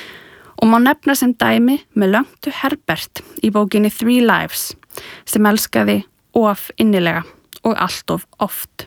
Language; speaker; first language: Icelandic; native; Icelandic